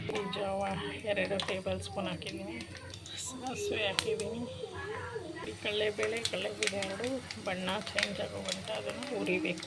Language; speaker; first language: Kannada; native; Kannada